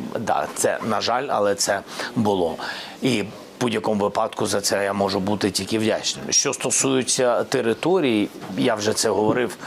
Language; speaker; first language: Ukrainian; non-native, local second language; Russian